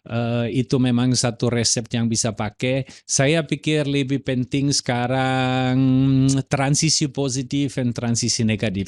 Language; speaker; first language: Indonesian; non-native, fluent; German